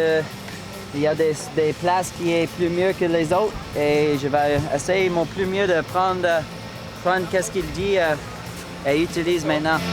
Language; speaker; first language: French; non-native, learner; English